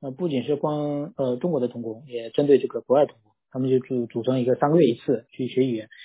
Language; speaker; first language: Chinese; non-native, local second language; Korean